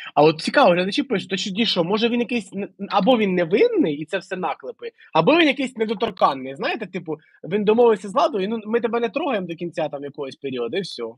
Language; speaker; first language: Ukrainian; native; Ukrainian